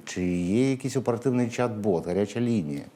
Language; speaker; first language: Ukrainian; native; Ukrainian